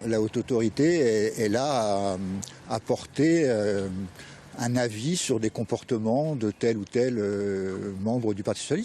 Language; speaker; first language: French; native; French